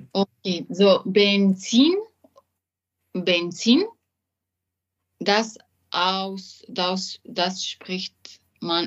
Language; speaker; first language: German; non-native, learner; French